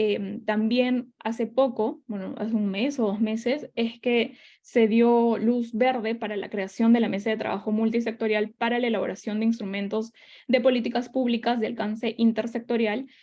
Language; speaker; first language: Spanish; native; Spanish